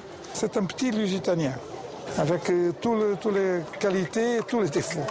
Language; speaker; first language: French; non-native, fluent; Portuguese